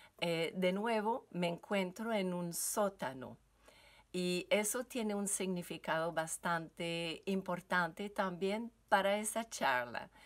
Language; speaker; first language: Spanish; non-native, fluent; French